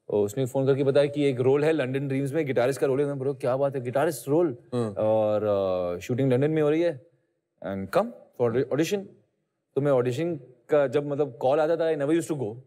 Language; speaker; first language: Hindi; native; Hindi